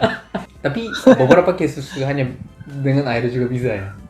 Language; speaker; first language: Indonesian; non-native, learner; Korean